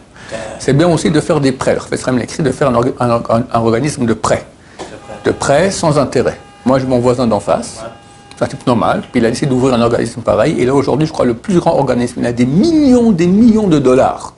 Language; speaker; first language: French; native; French